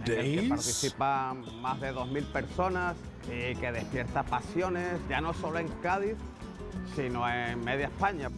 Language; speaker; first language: Spanish; native; Spanish